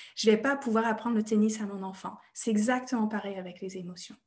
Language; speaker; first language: French; non-native, fluent; English